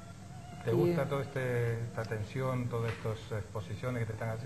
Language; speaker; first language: Spanish; native; Spanish